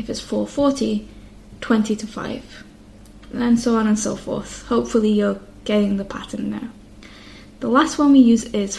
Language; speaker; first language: English; native; English